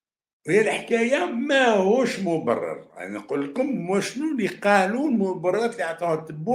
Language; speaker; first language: Arabic; native; Arabic